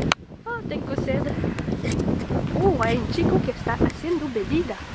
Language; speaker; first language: Spanish; non-native, learner; French